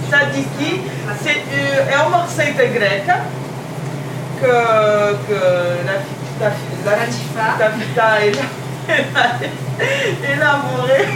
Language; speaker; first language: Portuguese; early bilingual, heritage; Portuguese